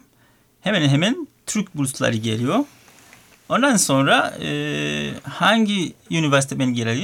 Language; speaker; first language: Turkish; non-native, learner; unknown